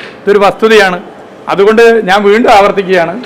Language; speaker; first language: Malayalam; native; Malayalam